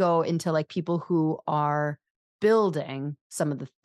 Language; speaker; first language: English; native; English